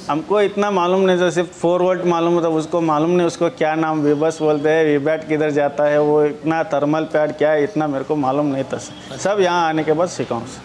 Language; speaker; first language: Hindi; non-native, local second language; Kannada